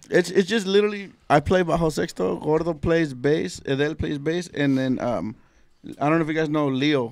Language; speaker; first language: English; early bilingual, other home language; Spanish